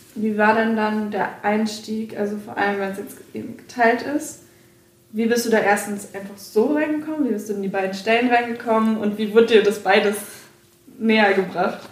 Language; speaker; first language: German; native; German